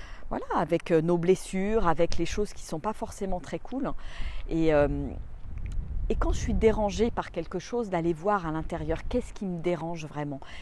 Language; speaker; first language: French; native; French